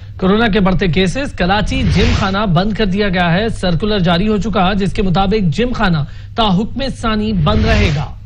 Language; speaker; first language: Urdu; native; Urdu